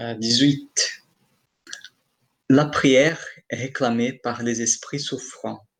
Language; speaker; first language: French; non-native, fluent; Portuguese